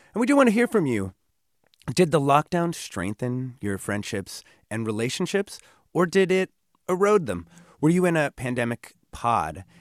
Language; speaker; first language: English; native; English